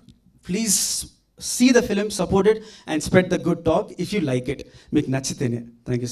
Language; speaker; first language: Telugu; native; Telugu